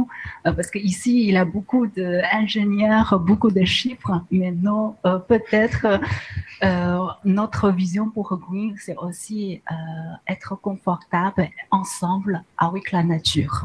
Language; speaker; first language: French; non-native, learner; Chinese